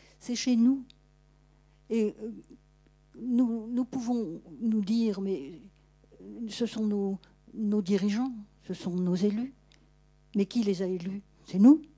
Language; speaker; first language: French; native; French